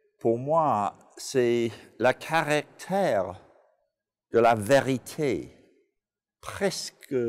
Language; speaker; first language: French; non-native, fluent; English